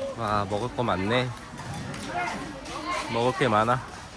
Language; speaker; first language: Korean; native; Korean